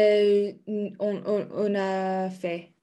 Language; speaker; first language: French; non-native, learner; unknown